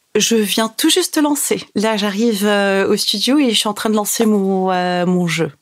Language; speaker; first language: French; non-native, local second language; Arabic